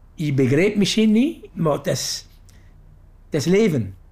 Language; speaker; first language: Dutch; non-native, learner; Morisyen